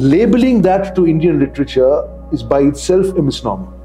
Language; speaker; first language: English; non-native, local second language; Telugu